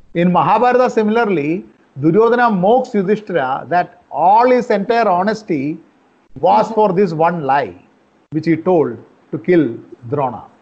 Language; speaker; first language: English; non-native, local second language; Malayalam